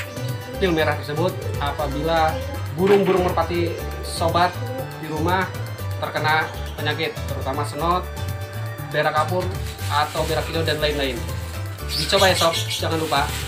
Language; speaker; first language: Indonesian; native; Indonesian